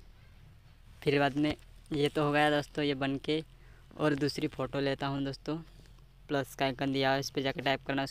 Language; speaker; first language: Hindi; native; Hindi